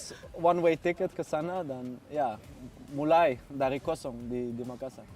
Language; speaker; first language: Indonesian; non-native, fluent; Dutch